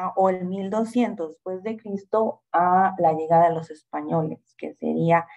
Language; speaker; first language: Spanish; native; Spanish